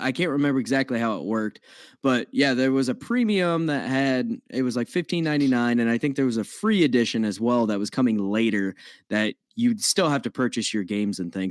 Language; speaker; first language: English; native; English